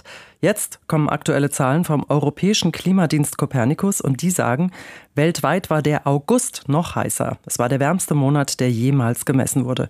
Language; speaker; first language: German; native; German